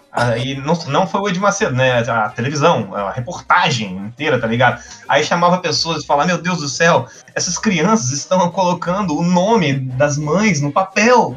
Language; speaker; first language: Portuguese; native; Portuguese